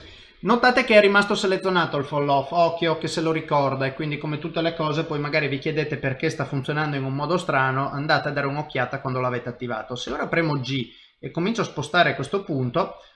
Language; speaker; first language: Italian; native; Italian